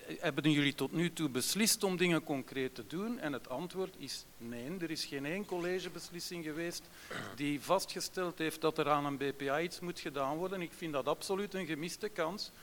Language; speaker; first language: Dutch; native; Dutch